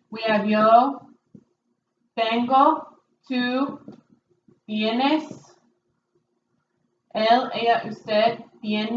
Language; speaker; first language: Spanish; non-native, fluent; English